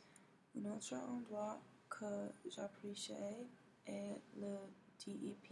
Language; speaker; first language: French; non-native, learner; English